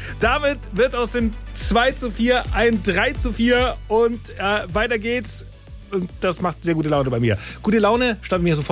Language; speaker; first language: German; native; German